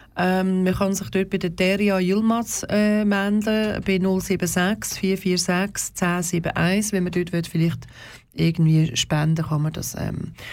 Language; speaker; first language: German; early bilingual, other home language; Turkish